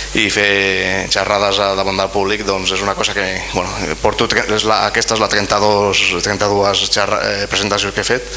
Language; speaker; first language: Catalan; non-native, local second language; Spanish